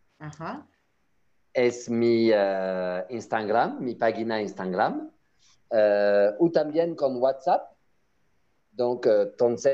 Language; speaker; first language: Spanish; non-native, learner; French